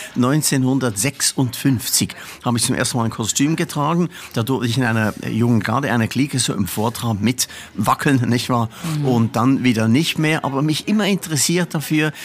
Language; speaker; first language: German; native; German